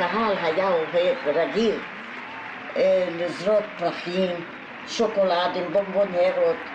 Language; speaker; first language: Hebrew; non-native, fluent; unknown